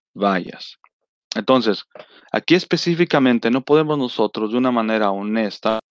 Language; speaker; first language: Spanish; early bilingual, heritage; Spanish